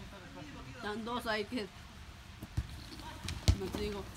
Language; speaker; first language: Spanish; early bilingual, heritage; Spanish